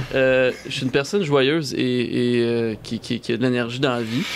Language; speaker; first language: French; native; French